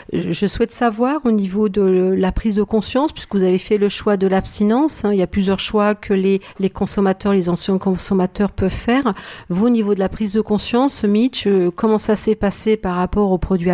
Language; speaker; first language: French; native; French